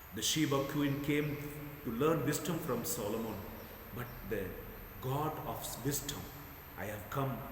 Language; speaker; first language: English; non-native, local second language; Telugu